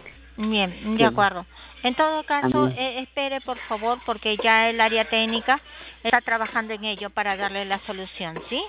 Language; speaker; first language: Spanish; native; Spanish